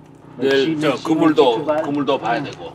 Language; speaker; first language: Korean; native; Korean